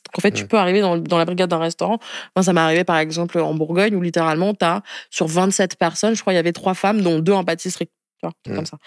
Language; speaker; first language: French; native; French